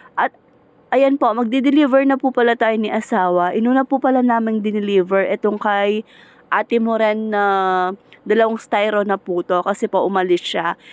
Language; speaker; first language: Filipino; native; Filipino